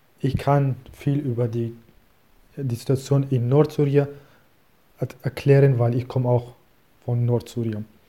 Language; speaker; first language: German; non-native, learner; Kurdish